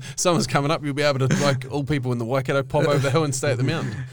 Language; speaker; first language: English; native; English